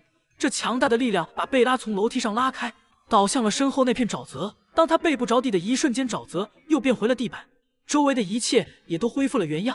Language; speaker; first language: Chinese; native; Chinese